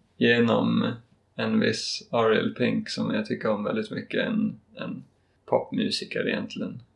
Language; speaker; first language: Swedish; native; Swedish